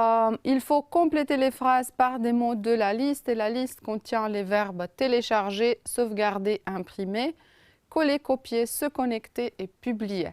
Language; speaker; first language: French; non-native, fluent; Romanian